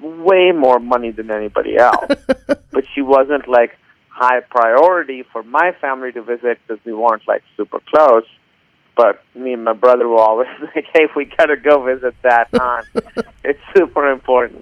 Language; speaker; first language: English; non-native, local second language; Urdu